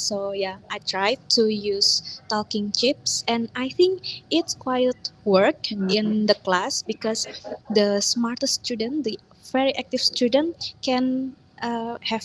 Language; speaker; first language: English; non-native, learner; Indonesian